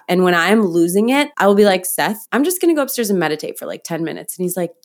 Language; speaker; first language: English; native; English